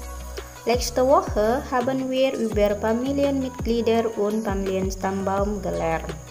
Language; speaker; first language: German; non-native, learner; Indonesian